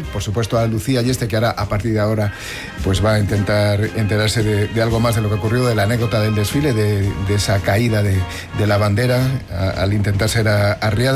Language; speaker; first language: Spanish; native; Spanish